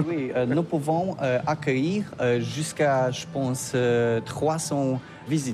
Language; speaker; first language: French; non-native, learner; Polish